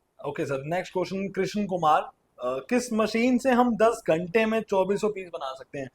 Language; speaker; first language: Hindi; native; Hindi